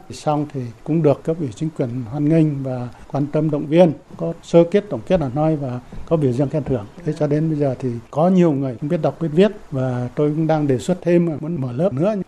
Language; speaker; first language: Vietnamese; non-native, local second language; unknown